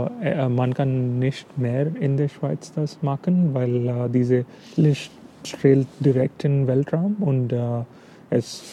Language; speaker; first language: German; non-native, fluent; English